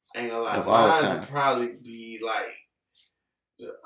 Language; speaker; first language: English; native; English